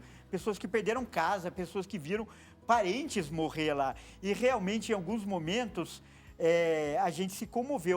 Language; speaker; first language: Portuguese; native; Portuguese